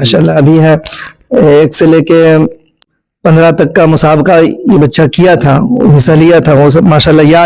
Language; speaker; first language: Urdu; native; Urdu